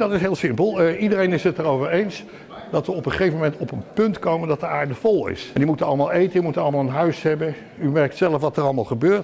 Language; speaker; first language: Dutch; native; Dutch